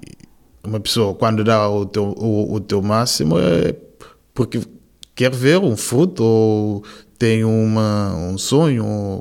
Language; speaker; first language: Portuguese; non-native, local second language; Kabuverdianu